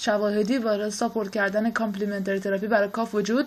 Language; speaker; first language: Persian; native; Persian